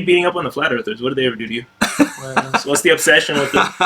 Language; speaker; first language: English; native; English